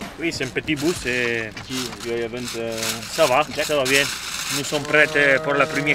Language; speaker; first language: French; non-native, learner; Italian